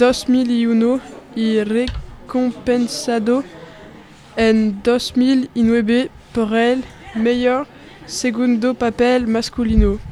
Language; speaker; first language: Spanish; non-native, learner; French